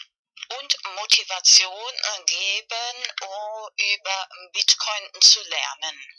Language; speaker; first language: German; non-native, fluent; Spanish